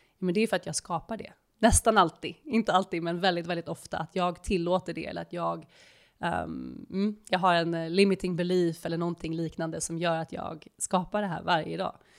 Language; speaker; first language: Swedish; native; Swedish